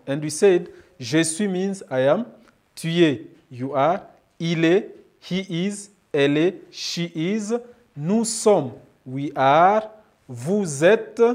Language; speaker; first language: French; non-native, learner; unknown